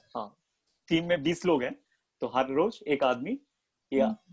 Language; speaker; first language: Hindi; native; Hindi